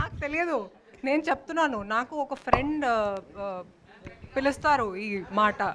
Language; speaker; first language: Telugu; non-native, learner; Hindi